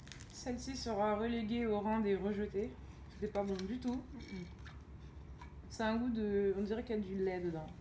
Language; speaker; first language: French; native; French